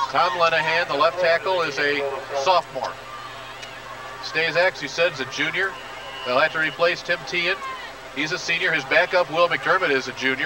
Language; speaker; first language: English; native; English